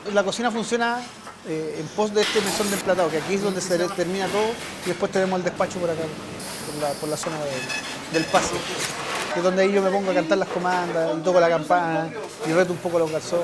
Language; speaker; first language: Spanish; native; Spanish